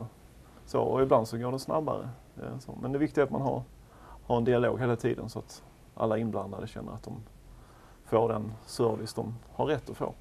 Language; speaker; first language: Swedish; native; Swedish